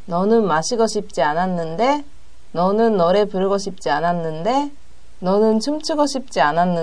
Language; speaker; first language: Korean; non-native, learner; Japanese